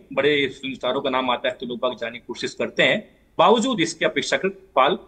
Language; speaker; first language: Hindi; native; Hindi